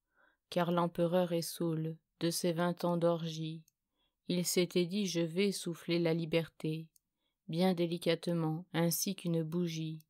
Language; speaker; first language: French; native; French